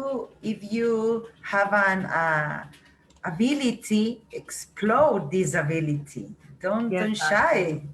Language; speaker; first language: English; non-native, learner; Spanish